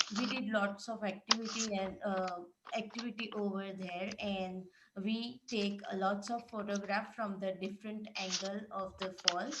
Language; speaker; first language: English; non-native, learner; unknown